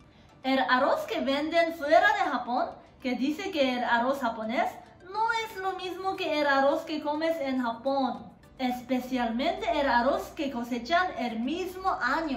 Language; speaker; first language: Spanish; non-native, fluent; Japanese